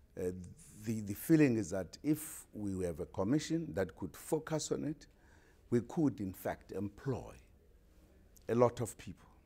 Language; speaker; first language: English; non-native, local second language; Zulu